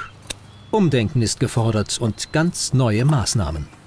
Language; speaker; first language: German; native; German